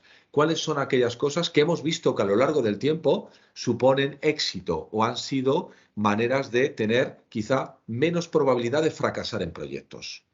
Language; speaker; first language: Spanish; native; Spanish